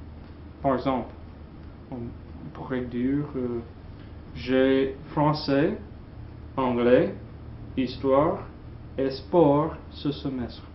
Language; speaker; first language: French; non-native, fluent; English